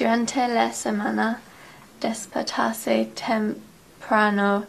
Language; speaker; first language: Spanish; non-native, learner; English